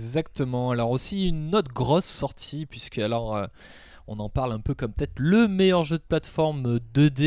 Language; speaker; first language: French; native; French